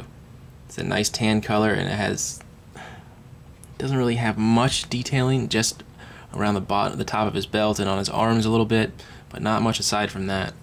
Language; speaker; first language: English; native; English